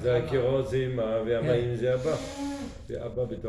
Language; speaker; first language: Hebrew; non-native, fluent; French